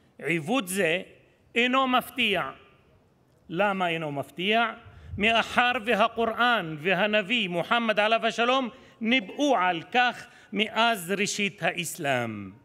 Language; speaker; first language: Hebrew; non-native, local second language; Arabic